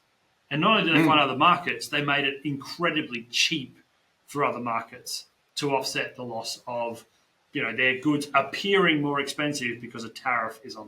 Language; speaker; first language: English; native; English